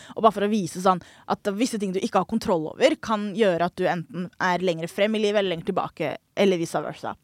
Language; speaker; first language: Norwegian; early bilingual, other home language; Somali